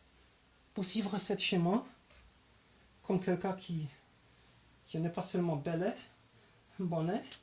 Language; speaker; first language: French; non-native, learner; German